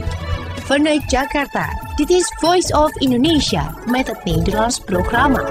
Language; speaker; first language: Dutch; non-native, fluent; Indonesian